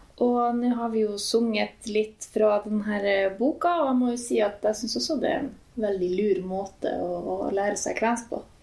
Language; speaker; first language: Norwegian; native; Norwegian